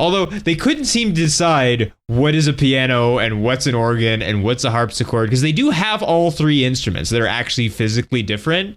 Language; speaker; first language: English; native; English